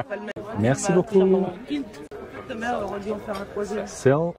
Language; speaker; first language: French; non-native, learner; Korean